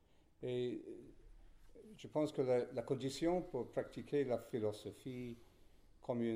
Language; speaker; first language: French; non-native, fluent; English